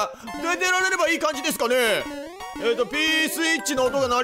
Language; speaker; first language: Japanese; native; Japanese